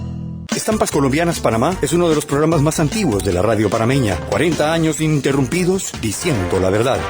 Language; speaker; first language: Spanish; native; Spanish